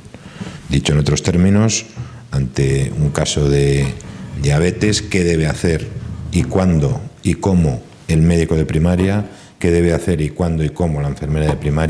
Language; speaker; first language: Spanish; native; Spanish